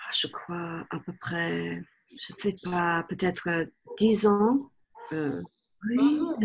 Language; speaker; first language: French; non-native, fluent; English